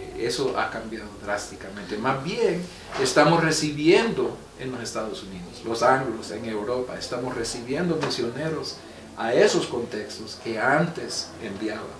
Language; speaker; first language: Spanish; non-native, local second language; English